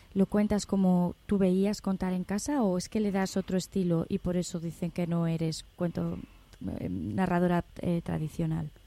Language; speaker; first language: Spanish; native; Spanish